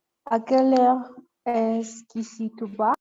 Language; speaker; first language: French; non-native, learner; Spanish